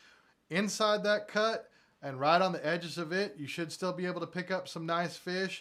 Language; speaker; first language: English; native; English